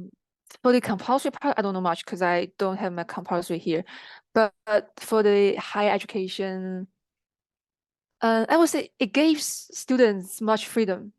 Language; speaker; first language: English; non-native, fluent; Chinese